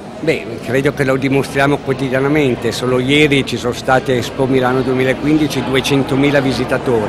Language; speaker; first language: Italian; native; Italian